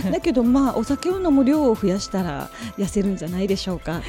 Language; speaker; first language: Japanese; native; Japanese